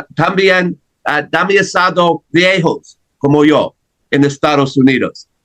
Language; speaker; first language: Spanish; non-native, learner; English